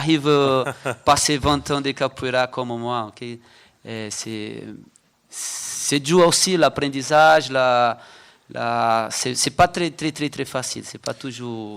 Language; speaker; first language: French; non-native, fluent; Portuguese